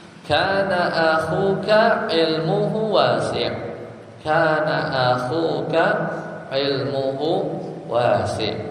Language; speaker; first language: Arabic; non-native, fluent; Indonesian